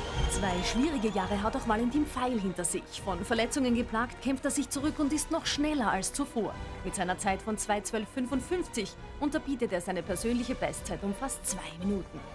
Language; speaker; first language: German; native; German